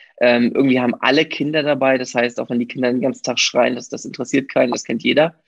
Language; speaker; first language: German; native; German